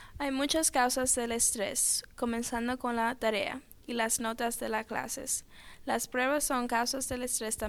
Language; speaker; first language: Spanish; non-native, learner; English